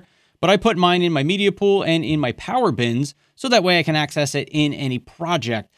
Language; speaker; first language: English; native; English